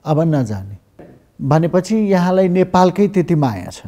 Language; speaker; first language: Nepali; native; Nepali